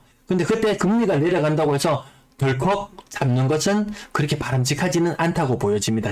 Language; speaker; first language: Korean; native; Korean